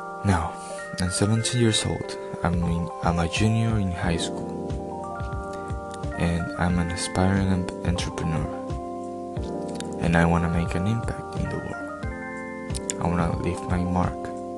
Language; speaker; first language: English; non-native, fluent; Spanish